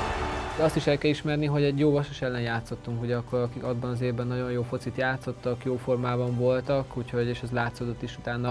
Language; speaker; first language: Hungarian; native; Hungarian